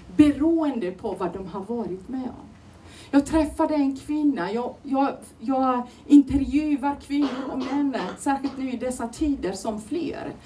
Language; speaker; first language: Swedish; non-native, fluent; Turoyo